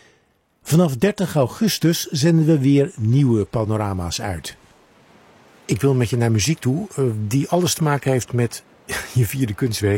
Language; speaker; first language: Dutch; native; Dutch